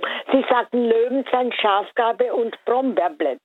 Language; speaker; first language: German; native; German